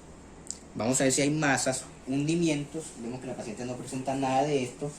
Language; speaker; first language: Spanish; native; Spanish